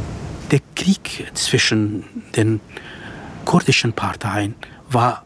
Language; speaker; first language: German; non-native, fluent; Kurdish